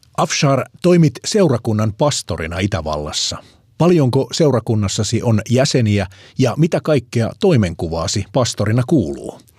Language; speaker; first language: Finnish; native; Finnish